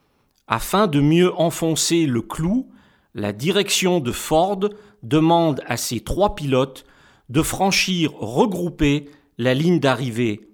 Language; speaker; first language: French; native; French